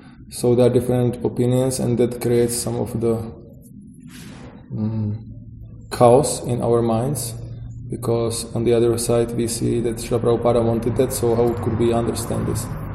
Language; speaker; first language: English; non-native, fluent; Czech